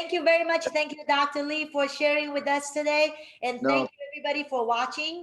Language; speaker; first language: English; non-native, fluent; Chinese